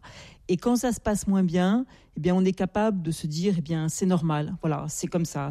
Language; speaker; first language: French; native; French